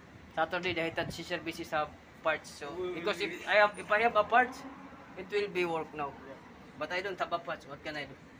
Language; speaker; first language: English; non-native, learner; Filipino